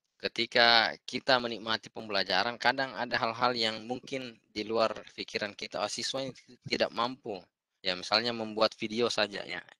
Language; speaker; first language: Indonesian; native; Indonesian